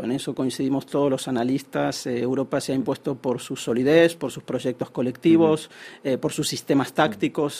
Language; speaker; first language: Spanish; native; Spanish